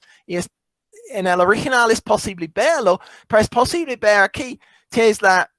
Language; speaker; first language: Spanish; non-native, fluent; English